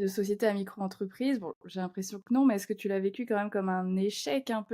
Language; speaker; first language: French; native; French